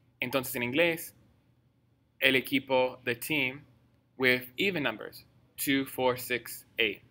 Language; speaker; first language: Spanish; non-native, fluent; English